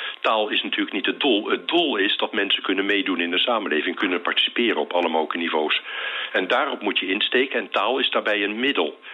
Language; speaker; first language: Dutch; native; Dutch